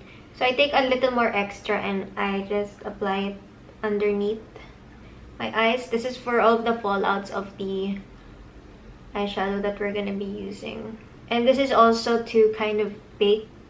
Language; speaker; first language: English; non-native, local second language; Filipino